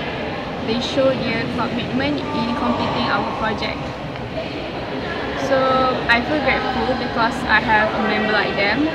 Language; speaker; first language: English; non-native, local second language; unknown